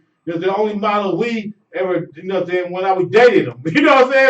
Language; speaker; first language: English; native; English